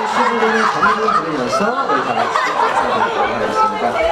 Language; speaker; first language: Korean; native; Korean